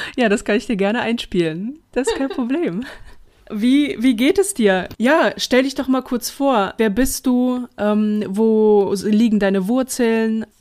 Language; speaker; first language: German; early bilingual, other home language; Russian